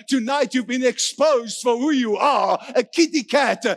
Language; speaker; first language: English; non-native, local second language; Afrikaans